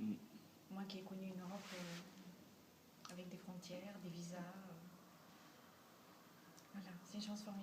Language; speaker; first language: French; non-native, fluent; Bulgarian